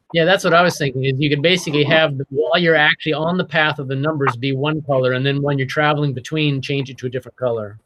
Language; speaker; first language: English; native; English